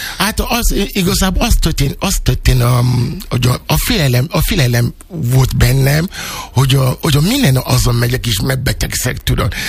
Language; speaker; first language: Hungarian; non-native, learner; Yoruba